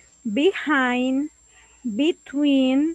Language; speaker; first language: English; non-native, learner; Spanish